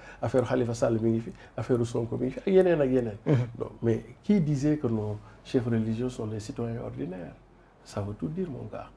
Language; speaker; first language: Wolof; non-native, local second language; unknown